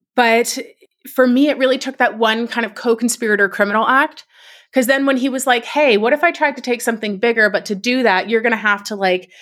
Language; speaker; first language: English; native; English